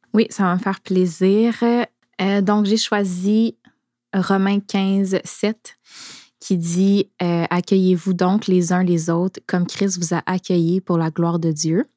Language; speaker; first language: French; native; French